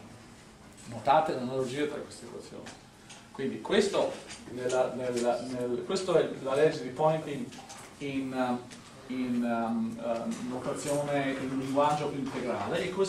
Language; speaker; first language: Italian; native; Italian